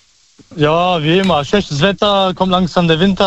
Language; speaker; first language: German; early bilingual, other home language; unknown